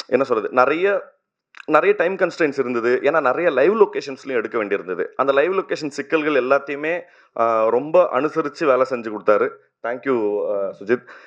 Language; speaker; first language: Tamil; native; Tamil